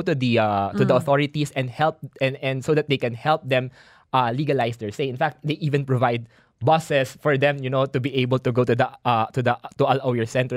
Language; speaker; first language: English; non-native, local second language; Filipino